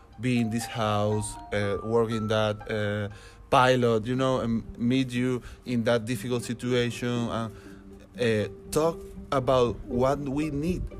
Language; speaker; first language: English; non-native, learner; Spanish